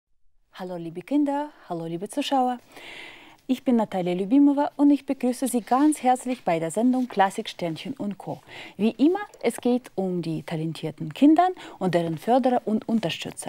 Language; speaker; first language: German; non-native, fluent; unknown